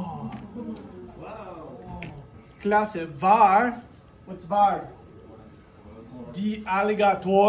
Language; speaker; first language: German; non-native, fluent; English